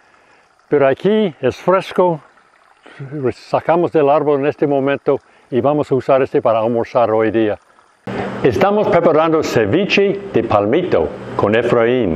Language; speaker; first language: Spanish; non-native, fluent; English